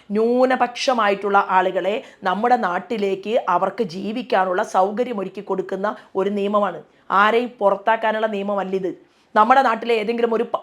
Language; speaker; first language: Malayalam; native; Malayalam